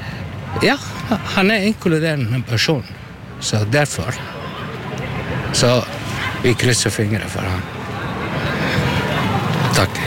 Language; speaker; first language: Norwegian; non-native, learner; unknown